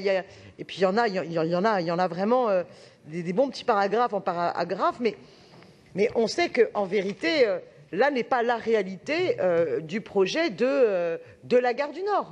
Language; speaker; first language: French; native; French